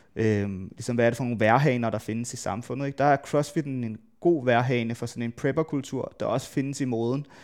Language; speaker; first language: Danish; native; Danish